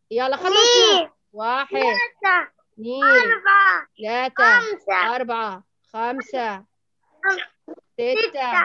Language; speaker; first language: Arabic; native; Arabic